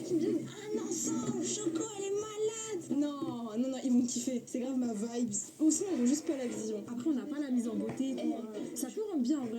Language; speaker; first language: French; native; French